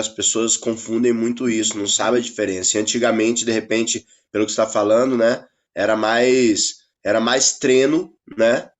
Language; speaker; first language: Portuguese; native; Portuguese